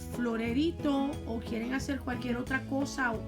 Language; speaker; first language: Spanish; native; Spanish